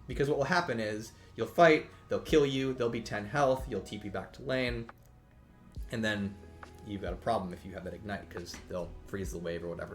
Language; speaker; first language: English; native; English